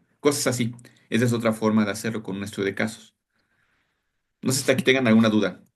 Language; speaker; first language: Spanish; native; Spanish